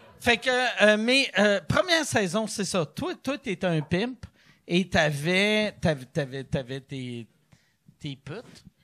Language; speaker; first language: French; native; French